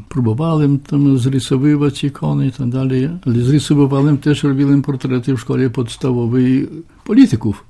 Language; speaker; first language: Polish; non-native, local second language; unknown